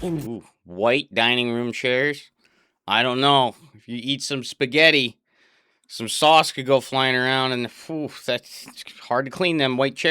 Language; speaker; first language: English; native; English